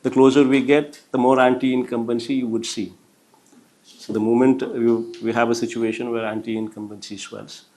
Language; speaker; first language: English; non-native, local second language; Telugu